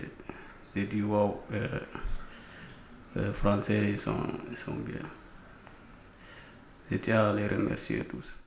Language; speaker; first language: French; non-native, learner; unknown